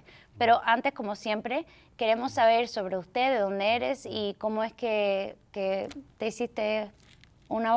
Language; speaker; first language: Spanish; early bilingual, heritage; Spanish